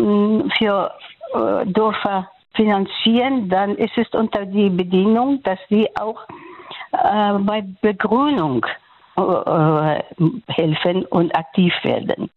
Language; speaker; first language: German; non-native, fluent; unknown